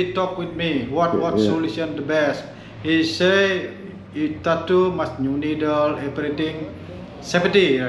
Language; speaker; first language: English; non-native, learner; Indonesian